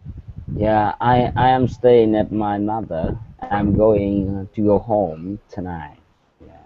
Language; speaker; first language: English; non-native, learner; Vietnamese